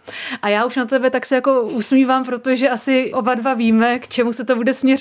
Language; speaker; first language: Czech; native; Czech